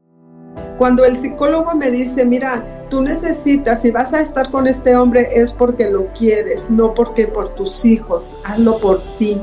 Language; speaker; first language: Spanish; native; Spanish